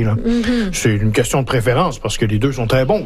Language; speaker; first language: French; native; French